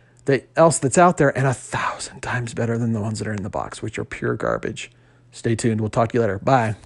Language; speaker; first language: English; native; English